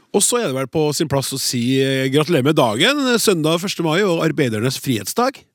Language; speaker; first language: Norwegian; native; Norwegian